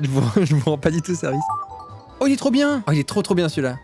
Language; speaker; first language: French; native; French